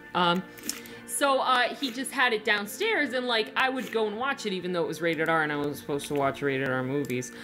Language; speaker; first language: English; native; English